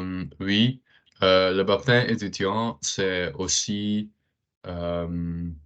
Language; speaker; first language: French; non-native, learner; Dutch